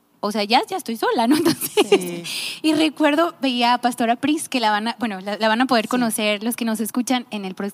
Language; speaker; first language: Spanish; native; Spanish